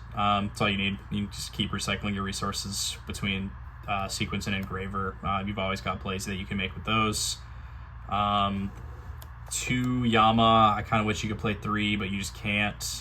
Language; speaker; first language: English; native; English